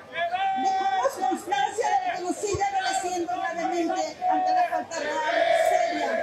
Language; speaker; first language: Spanish; native; Spanish